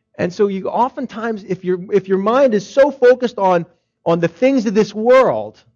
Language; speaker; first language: English; native; English